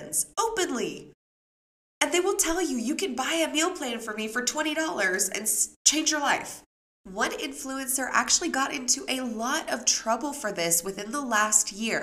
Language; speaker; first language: English; native; English